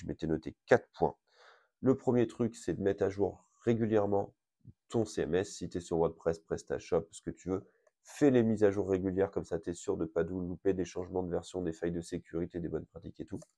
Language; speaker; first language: French; native; French